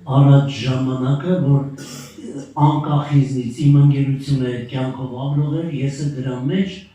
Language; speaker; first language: Armenian; native; Armenian